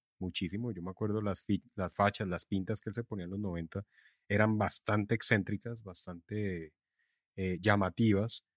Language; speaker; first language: Spanish; native; Spanish